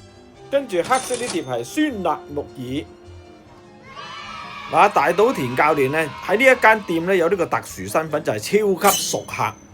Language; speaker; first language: Cantonese; native; Cantonese